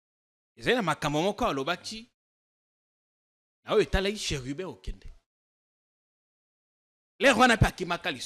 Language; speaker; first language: French; non-native, local second language; Lingala